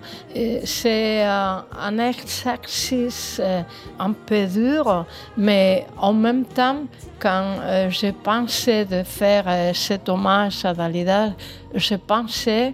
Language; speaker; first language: French; non-native, fluent; Spanish